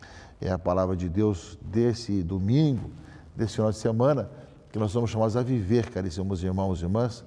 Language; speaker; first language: Portuguese; native; Portuguese